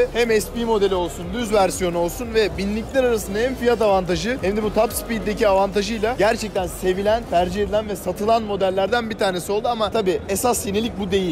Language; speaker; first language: Turkish; native; Turkish